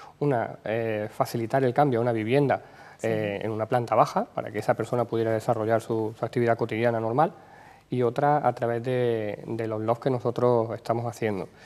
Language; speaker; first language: Spanish; native; Spanish